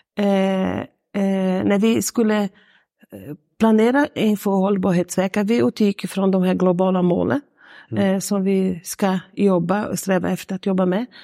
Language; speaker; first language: Swedish; non-native, fluent; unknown